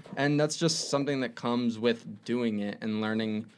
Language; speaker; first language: English; native; English